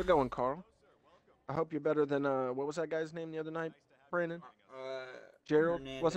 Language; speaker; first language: English; native; English